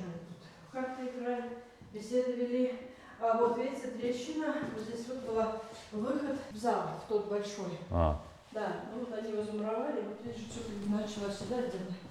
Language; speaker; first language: Russian; native; Russian